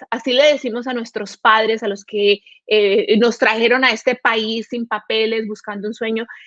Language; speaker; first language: Spanish; native; Spanish